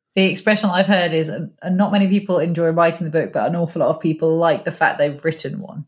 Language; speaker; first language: English; native; English